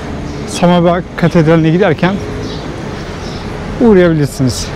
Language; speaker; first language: Turkish; native; Turkish